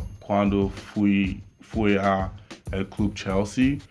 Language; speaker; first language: Spanish; non-native, learner; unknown